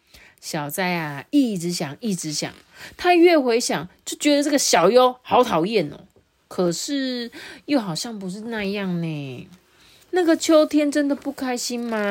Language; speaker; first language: Chinese; native; Chinese